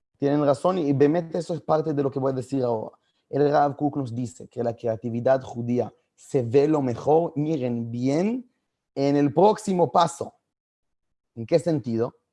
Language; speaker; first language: Spanish; non-native, fluent; Hebrew